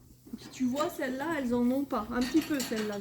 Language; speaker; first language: French; native; French